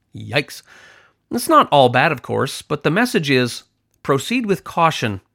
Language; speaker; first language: English; native; English